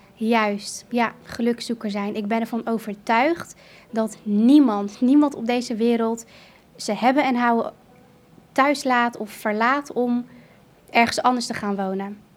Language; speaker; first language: Dutch; early bilingual, other home language; Kurdish